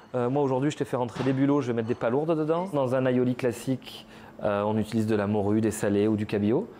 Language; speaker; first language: French; native; French